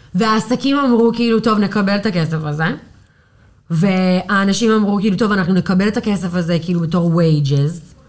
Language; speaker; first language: Hebrew; non-native, fluent; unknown